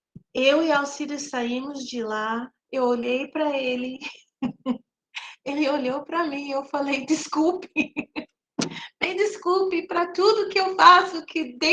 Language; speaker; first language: Portuguese; non-native, fluent; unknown